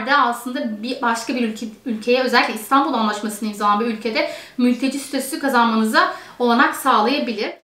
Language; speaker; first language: Turkish; native; Turkish